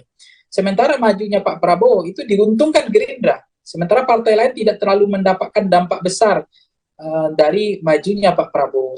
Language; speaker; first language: Indonesian; native; Indonesian